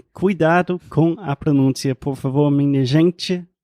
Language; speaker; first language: Portuguese; non-native, fluent; English